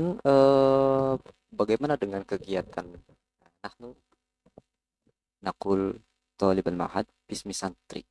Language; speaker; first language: Indonesian; native; Indonesian